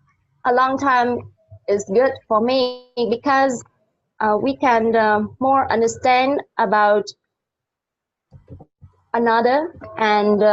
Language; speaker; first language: English; non-native, learner; Vietnamese